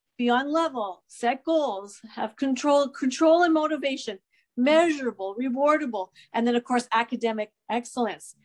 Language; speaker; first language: English; native; English